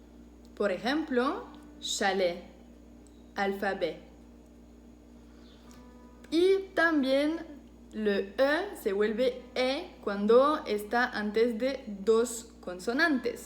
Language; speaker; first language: Spanish; non-native, fluent; French